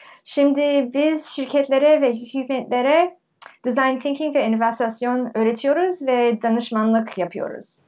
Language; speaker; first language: Turkish; early bilingual, heritage; Turkish